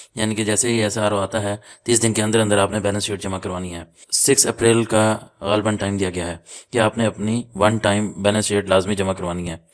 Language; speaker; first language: Urdu; native; Urdu